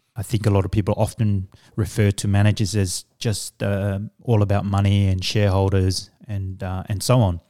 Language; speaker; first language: English; early bilingual, other home language; Samoan